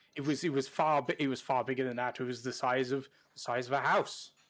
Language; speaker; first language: English; native; English